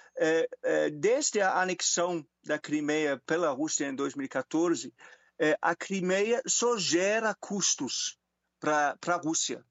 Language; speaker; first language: Portuguese; non-native, fluent; German